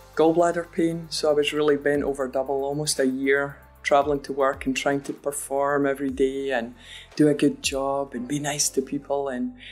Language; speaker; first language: English; native; English